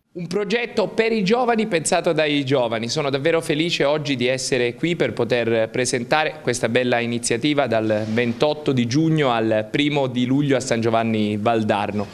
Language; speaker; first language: Italian; native; Italian